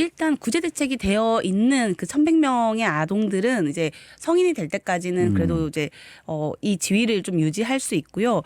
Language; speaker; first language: Korean; native; Korean